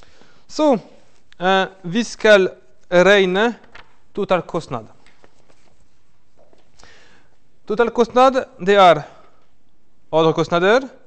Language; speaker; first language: Norwegian; non-native, fluent; French